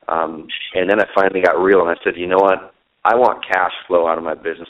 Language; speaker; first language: English; native; English